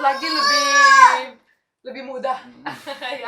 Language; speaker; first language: Indonesian; non-native, fluent; Romanian